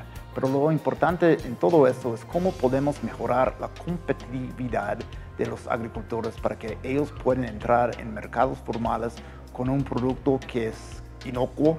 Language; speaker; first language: Spanish; non-native, fluent; English